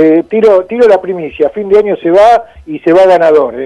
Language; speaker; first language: Spanish; native; Spanish